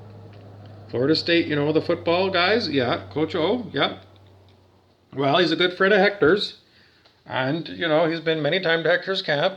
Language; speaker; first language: English; native; English